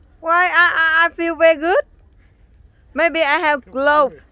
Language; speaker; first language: English; non-native, learner; Vietnamese